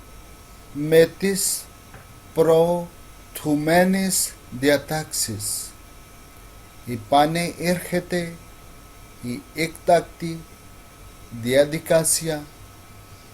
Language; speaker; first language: Greek; non-native, learner; Urdu